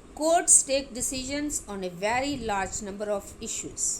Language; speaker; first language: English; non-native, local second language; Hindi